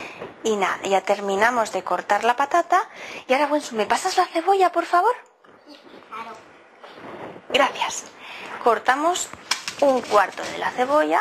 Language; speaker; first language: Spanish; native; Spanish